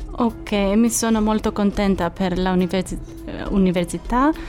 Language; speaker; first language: Italian; non-native, learner; Greek